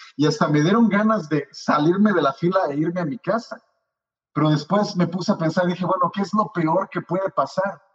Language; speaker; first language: Spanish; native; Spanish